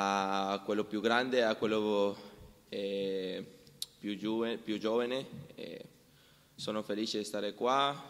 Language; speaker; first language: Italian; non-native, learner; Spanish